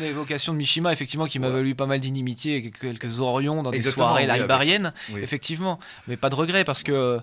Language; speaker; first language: French; native; French